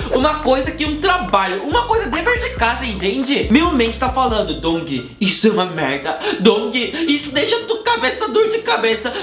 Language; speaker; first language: Portuguese; non-native, fluent; Korean